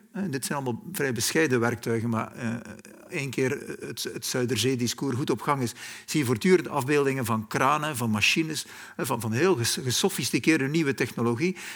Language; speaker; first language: Dutch; native; Dutch